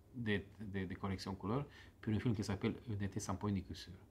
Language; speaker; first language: French; non-native, fluent; Romanian